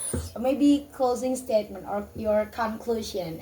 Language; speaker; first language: English; non-native, learner; Indonesian